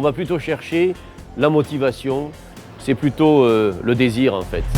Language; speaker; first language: French; native; French